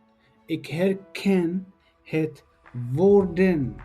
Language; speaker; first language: Dutch; non-native, learner; Tigrinya